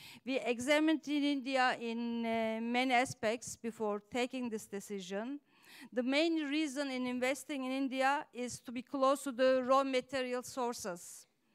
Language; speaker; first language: English; non-native, fluent; Turkish